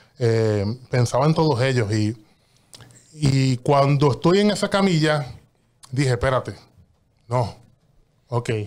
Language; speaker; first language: Spanish; native; Spanish